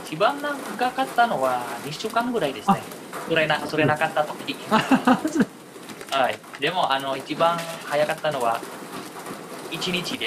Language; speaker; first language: Japanese; non-native, fluent; Indonesian